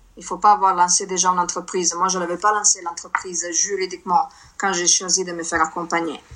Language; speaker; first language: French; non-native, fluent; Italian